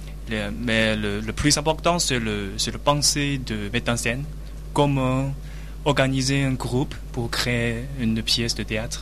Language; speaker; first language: French; non-native, learner; Chinese